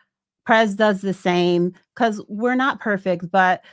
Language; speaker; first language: English; native; English